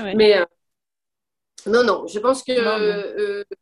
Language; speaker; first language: French; non-native, fluent; Danish